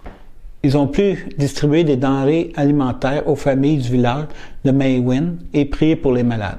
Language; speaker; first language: French; native; French